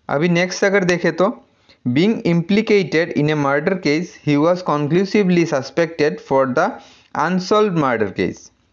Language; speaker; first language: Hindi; non-native, local second language; Assamese